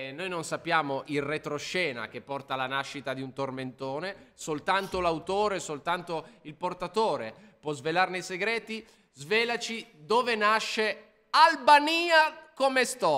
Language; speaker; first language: Italian; native; Italian